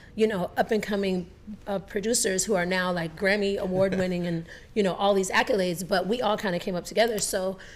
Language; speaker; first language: English; native; English